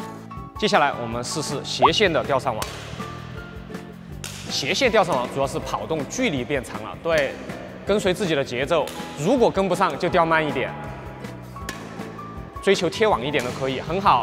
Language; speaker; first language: Chinese; native; Chinese